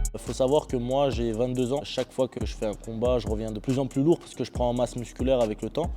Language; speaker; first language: French; early bilingual, other home language; Chechen